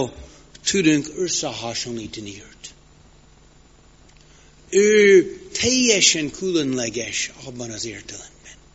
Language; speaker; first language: Hungarian; non-native, fluent; English